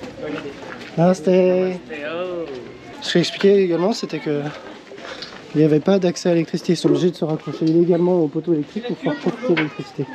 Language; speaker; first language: French; native; French